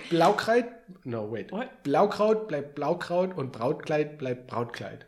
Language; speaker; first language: German; native; German